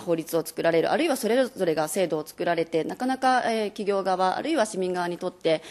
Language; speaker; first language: Japanese; native; Japanese